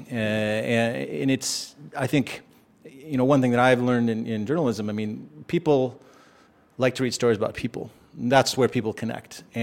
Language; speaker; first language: English; native; English